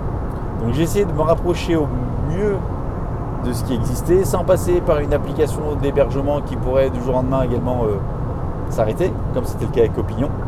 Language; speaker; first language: French; native; French